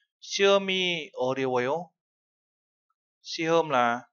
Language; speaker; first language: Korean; non-native, fluent; Vietnamese